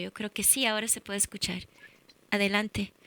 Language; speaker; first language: Spanish; early bilingual, heritage; English